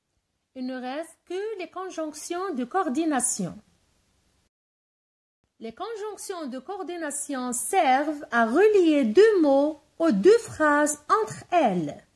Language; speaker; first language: French; non-native, local second language; Arabic